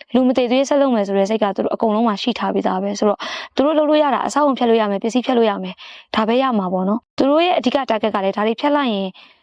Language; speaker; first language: Burmese; native; Burmese